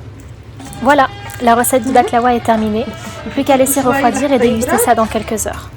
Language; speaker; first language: French; native; French